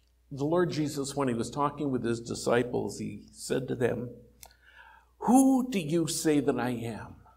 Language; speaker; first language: English; native; English